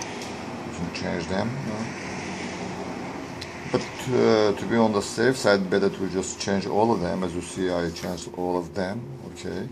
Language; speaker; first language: English; non-native, fluent; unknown